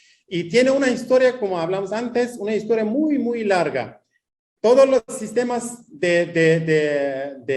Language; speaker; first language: Spanish; non-native, fluent; Kurdish